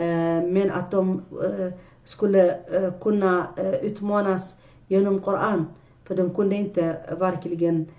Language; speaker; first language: Swedish; non-native, fluent; Arabic